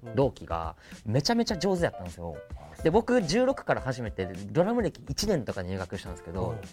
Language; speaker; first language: Japanese; native; Japanese